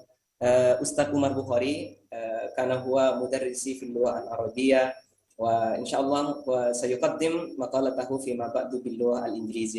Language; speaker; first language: Arabic; non-native, fluent; Indonesian